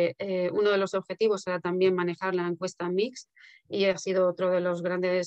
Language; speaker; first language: Spanish; native; Spanish